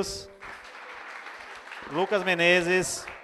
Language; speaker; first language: Portuguese; native; Portuguese